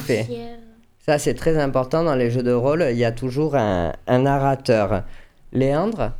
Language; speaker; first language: French; native; French